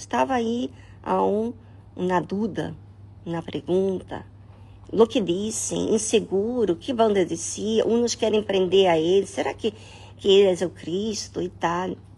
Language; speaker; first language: Portuguese; non-native, learner; Spanish